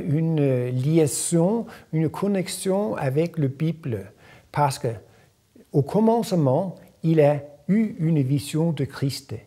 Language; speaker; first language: French; non-native, fluent; Danish